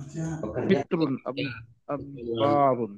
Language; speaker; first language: Arabic; non-native, learner; Indonesian